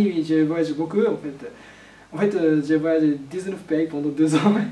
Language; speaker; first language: French; non-native, learner; Japanese